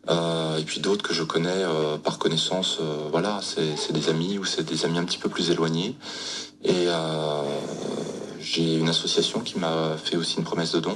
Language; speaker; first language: French; native; French